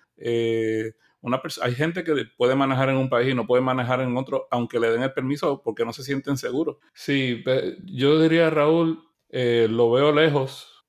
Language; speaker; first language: Spanish; native; Spanish